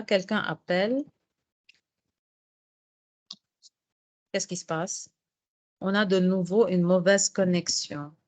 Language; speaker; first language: French; non-native, fluent; Arabic